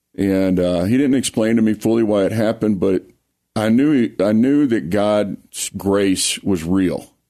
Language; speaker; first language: English; native; English